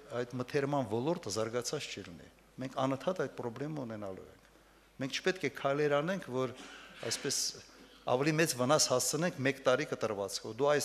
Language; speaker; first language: Armenian; native; Armenian